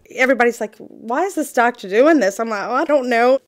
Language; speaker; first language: English; native; English